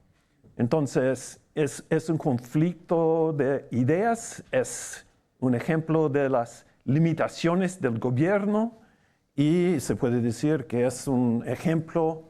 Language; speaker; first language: Spanish; non-native, fluent; English